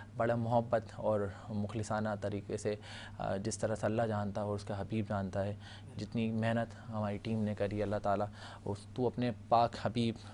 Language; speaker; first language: Urdu; native; Urdu